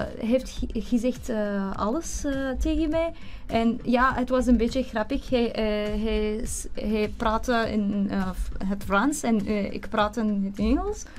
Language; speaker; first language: Dutch; non-native, learner; Arabic